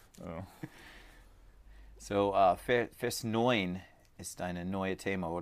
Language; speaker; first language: German; non-native, learner; English